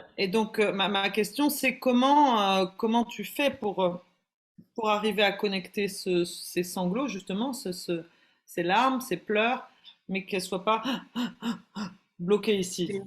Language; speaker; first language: French; native; French